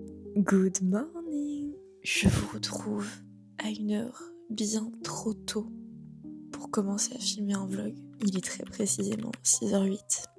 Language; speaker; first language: French; native; French